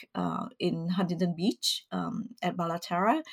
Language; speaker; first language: English; early bilingual, other home language; Vietnamese